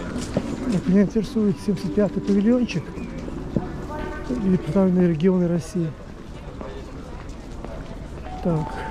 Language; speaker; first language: Russian; native; Russian